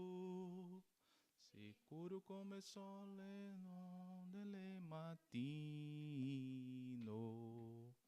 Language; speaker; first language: Italian; non-native, learner; Portuguese